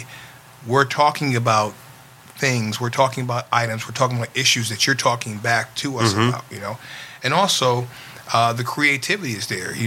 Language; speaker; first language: English; native; English